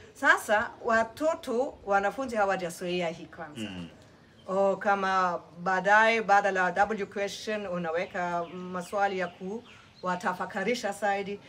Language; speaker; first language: Swahili; non-native, fluent; German